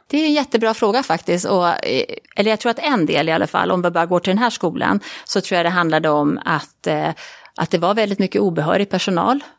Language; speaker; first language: Swedish; native; Swedish